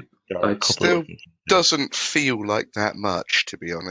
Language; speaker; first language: English; native; English